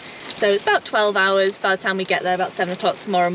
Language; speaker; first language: English; native; English